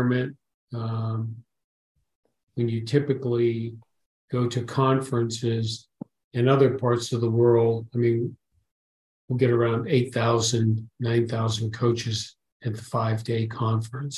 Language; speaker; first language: English; native; English